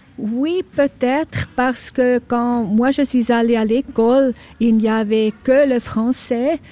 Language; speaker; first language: French; non-native, local second language; Swiss German